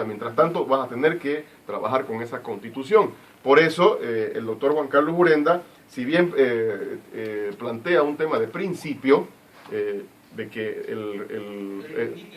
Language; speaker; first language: Spanish; native; Spanish